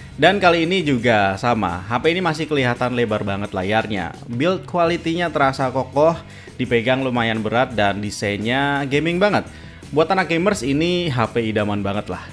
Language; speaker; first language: Indonesian; native; Indonesian